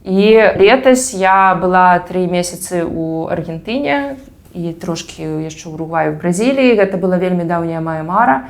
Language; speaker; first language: Belarusian; native; Belarusian